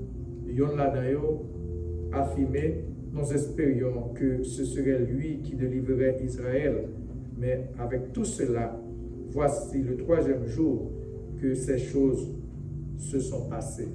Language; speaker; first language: French; non-native, local second language; Haitian Creole